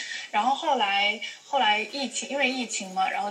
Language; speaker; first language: Chinese; native; Chinese